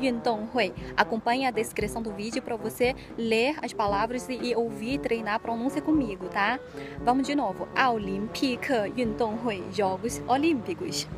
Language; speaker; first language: Portuguese; non-native, fluent; Chinese